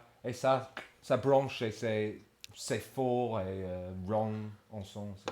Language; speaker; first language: French; non-native, fluent; English